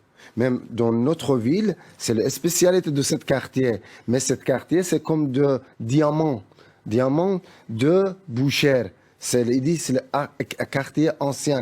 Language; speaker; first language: French; non-native, fluent; Persian